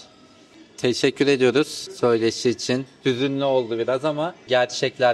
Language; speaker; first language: Turkish; native; Turkish